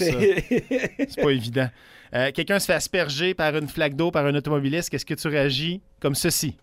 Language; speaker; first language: French; native; French